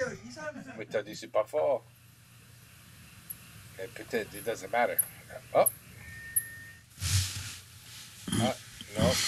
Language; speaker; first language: French; non-native, learner; English